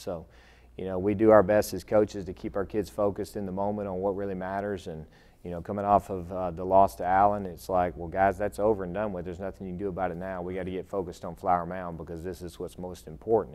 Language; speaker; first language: English; native; English